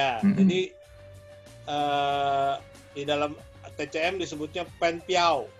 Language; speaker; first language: Indonesian; native; Indonesian